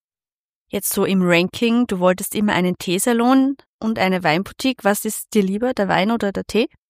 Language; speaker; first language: German; native; German